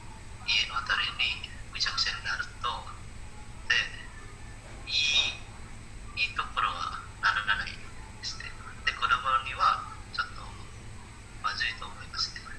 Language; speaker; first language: Japanese; non-native, learner; Indonesian